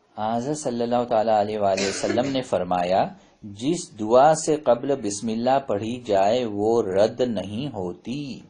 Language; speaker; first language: Urdu; native; Urdu